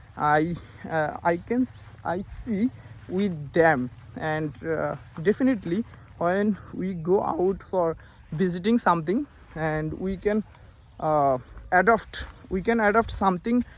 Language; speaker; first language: English; non-native, local second language; Bangla